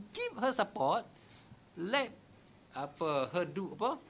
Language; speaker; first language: English; non-native, local second language; Malay